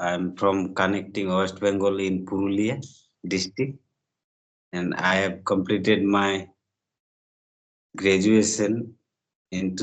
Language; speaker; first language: English; non-native, learner; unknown